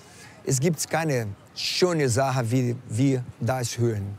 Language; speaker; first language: German; non-native, learner; Portuguese